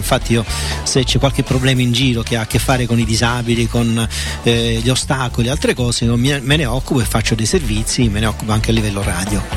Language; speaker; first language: Italian; native; Italian